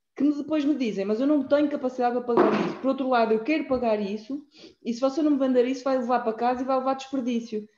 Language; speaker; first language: Portuguese; native; Portuguese